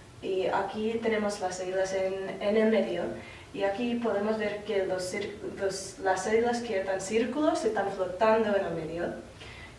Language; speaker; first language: Spanish; non-native, fluent; English